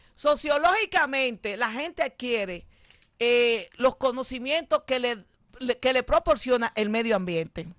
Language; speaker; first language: Spanish; native; Spanish